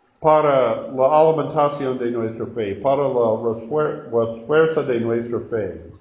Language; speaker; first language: Spanish; non-native, learner; English